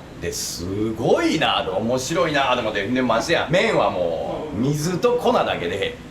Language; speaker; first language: Japanese; native; Japanese